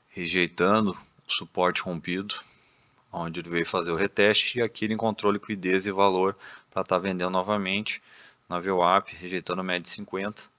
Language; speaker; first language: Portuguese; native; Portuguese